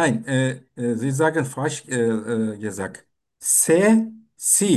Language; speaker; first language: German; non-native, learner; Turkish